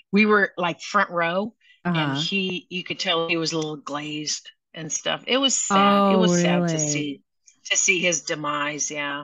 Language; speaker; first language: English; native; English